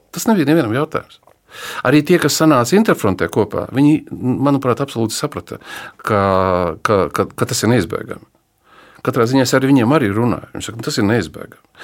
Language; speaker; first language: Latvian; native; Latvian